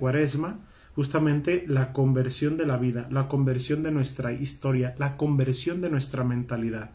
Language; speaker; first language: Spanish; native; Spanish